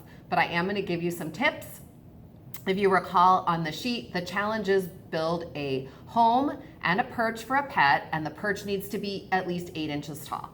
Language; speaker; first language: English; native; English